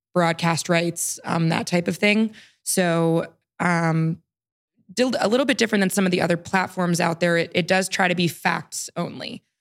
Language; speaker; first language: English; native; English